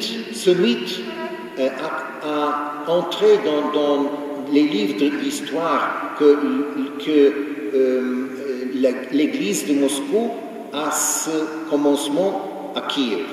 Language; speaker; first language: French; non-native, fluent; Ukrainian